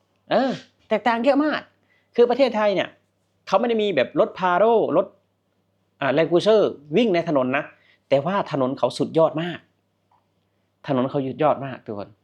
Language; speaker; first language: Thai; non-native, local second language; Northeastern Thai